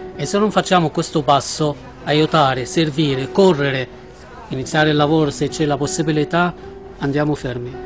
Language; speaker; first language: Italian; non-native, fluent; Arabic